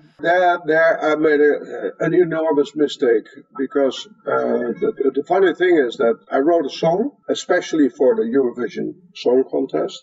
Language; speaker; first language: English; non-native, fluent; Dutch